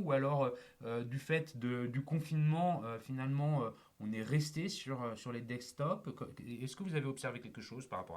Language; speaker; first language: French; native; French